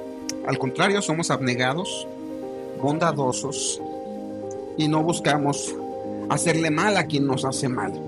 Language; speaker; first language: Spanish; native; Spanish